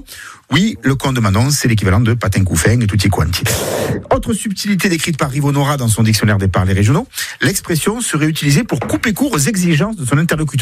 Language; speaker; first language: French; native; French